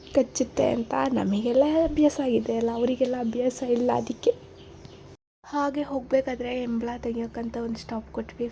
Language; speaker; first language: Kannada; native; Kannada